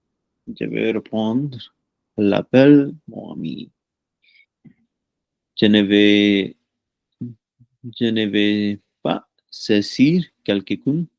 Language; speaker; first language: French; non-native, learner; Punjabi